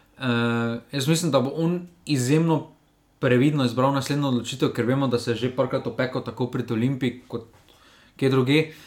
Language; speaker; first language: Slovenian; native; Slovenian